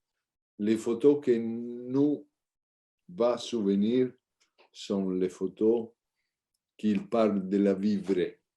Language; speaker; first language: French; non-native, learner; Italian